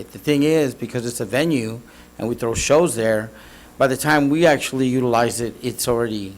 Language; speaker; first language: English; native; English